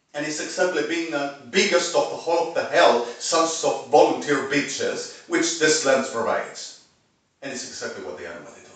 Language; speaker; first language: English; non-native, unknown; Spanish